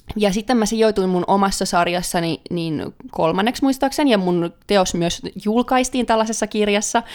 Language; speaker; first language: Finnish; native; Finnish